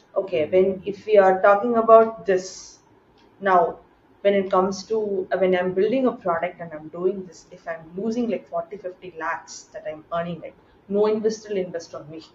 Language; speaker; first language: English; non-native, local second language; Tamil